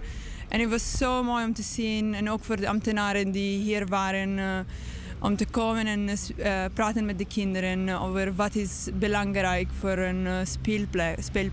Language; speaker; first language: Dutch; non-native, learner; English